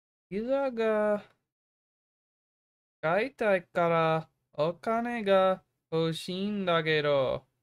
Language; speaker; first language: Japanese; non-native, learner; English